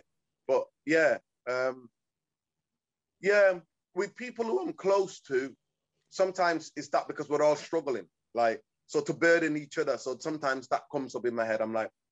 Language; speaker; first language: English; early bilingual, other home language; Somali